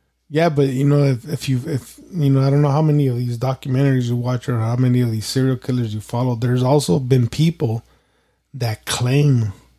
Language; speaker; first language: English; early bilingual, other home language; Spanish